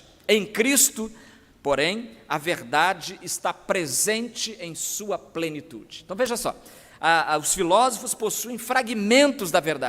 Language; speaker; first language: Portuguese; native; Portuguese